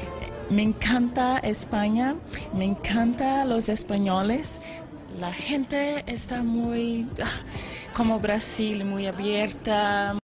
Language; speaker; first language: Spanish; non-native, fluent; Portuguese